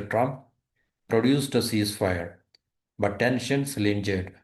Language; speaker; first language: English; non-native, local second language; Malayalam